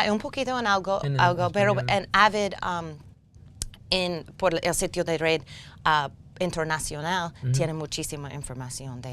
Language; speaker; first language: Spanish; non-native, learner; English